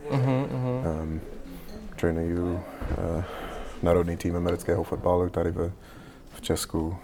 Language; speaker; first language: Czech; non-native, learner; English